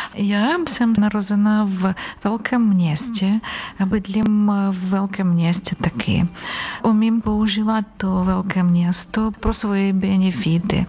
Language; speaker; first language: Czech; non-native, learner; Ukrainian